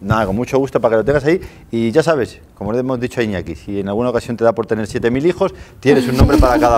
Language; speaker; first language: Spanish; native; Spanish